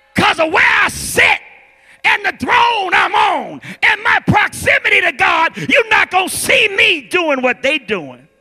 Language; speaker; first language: English; native; English